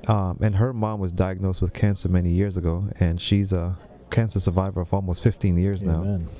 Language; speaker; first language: English; native; English